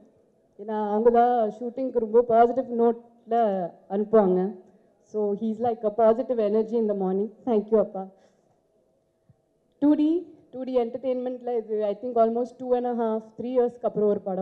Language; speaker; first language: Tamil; non-native, fluent; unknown